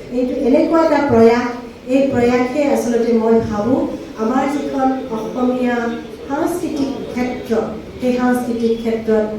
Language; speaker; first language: Assamese; native; Assamese